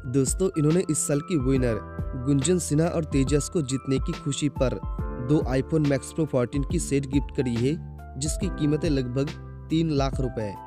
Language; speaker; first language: Hindi; native; Hindi